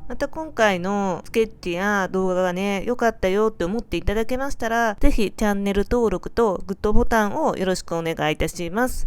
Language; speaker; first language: Japanese; native; Japanese